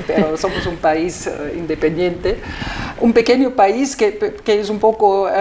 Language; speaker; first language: Spanish; non-native, fluent; German